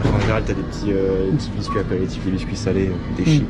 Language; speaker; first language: French; native; French